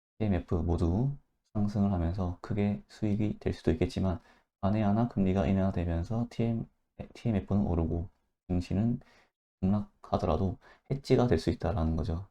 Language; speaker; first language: Korean; native; Korean